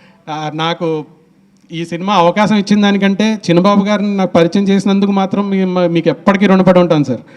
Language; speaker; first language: Telugu; native; Telugu